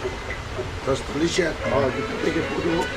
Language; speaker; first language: English; non-native, learner; Burmese